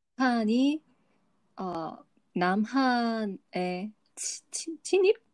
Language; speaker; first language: Korean; non-native, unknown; Vietnamese